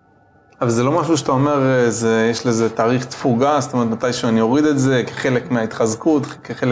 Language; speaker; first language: Hebrew; native; Hebrew